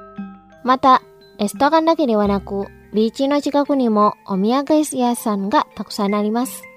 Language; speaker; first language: Japanese; non-native, fluent; Indonesian